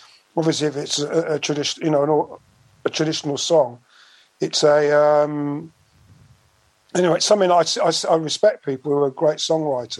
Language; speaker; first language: English; native; English